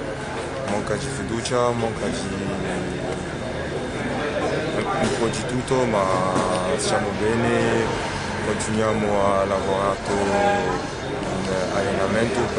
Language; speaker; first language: Italian; non-native, learner; French